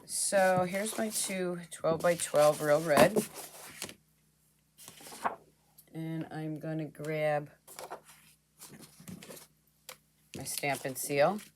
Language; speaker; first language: English; native; English